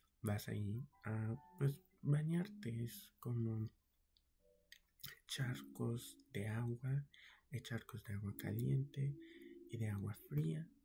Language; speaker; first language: Spanish; early bilingual, heritage; Spanish